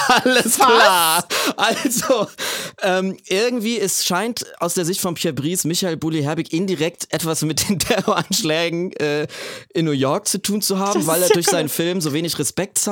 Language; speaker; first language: German; native; German